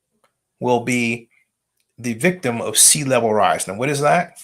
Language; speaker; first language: English; native; English